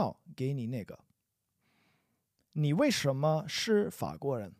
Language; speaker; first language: Chinese; non-native, fluent; English